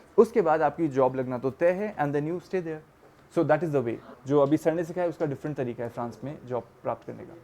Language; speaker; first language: Hindi; native; Hindi